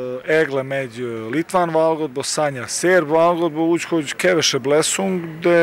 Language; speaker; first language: Hungarian; non-native, learner; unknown